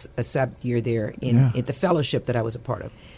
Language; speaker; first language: English; early bilingual, other home language; Spanish